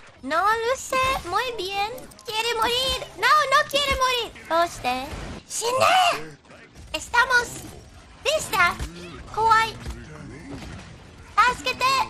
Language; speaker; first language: Spanish; non-native, learner; English